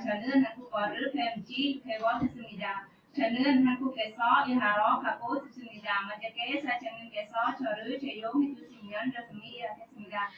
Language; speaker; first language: Korean; non-native, learner; Khmer